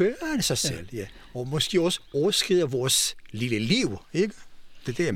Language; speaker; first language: Danish; non-native, fluent; Hebrew